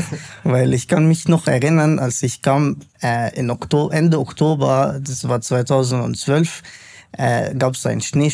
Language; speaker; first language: German; non-native, fluent; Arabic